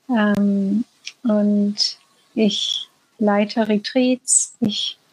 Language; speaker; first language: German; non-native, fluent; English